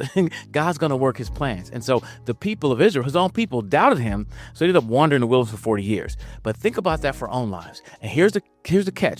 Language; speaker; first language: English; native; English